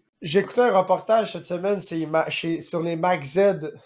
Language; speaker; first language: French; native; French